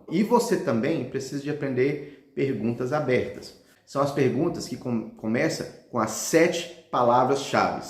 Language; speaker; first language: Portuguese; early bilingual, heritage; Portuguese